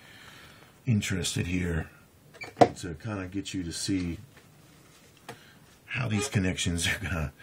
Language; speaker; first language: English; native; English